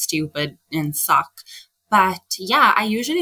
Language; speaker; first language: English; native; English